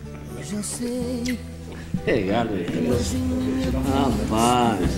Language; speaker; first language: Portuguese; native; Portuguese